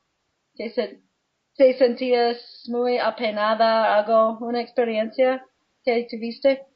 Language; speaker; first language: Spanish; non-native, fluent; English